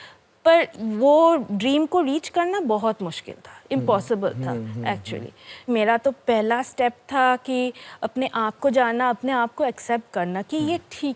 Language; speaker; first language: Hindi; non-native, local second language; Bangla